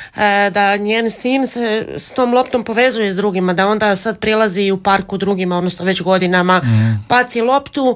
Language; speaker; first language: Serbian; native; Serbian